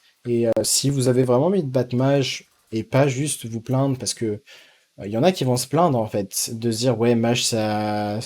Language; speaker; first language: French; native; French